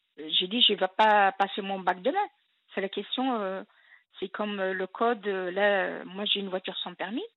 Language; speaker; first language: French; non-native, local second language; Arabic